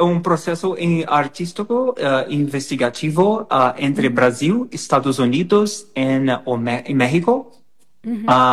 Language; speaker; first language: Spanish; non-native, learner; Portuguese